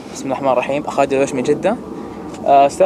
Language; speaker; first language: Arabic; native; Arabic